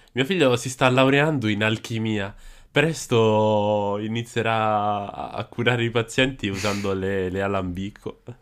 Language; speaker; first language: Italian; native; Italian